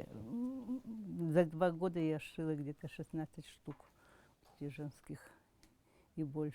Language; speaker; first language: Russian; non-native, local second language; Yakut